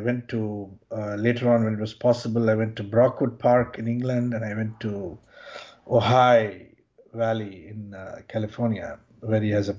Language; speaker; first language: English; non-native, local second language; Tamil